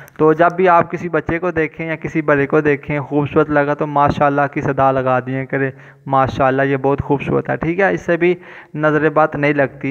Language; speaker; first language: Urdu; non-native, local second language; Punjabi